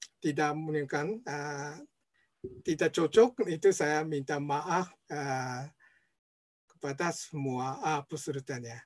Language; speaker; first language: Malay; non-native, fluent; Japanese